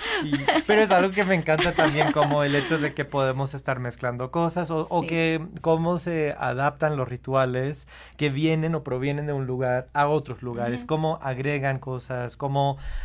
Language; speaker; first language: Spanish; non-native, fluent; English